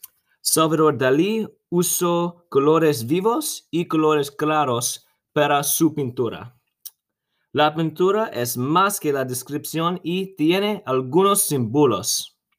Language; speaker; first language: Spanish; non-native, learner; English